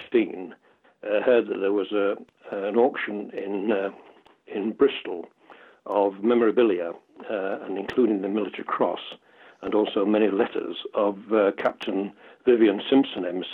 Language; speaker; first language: English; native; English